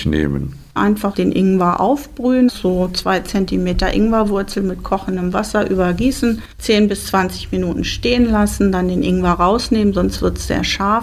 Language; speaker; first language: German; native; German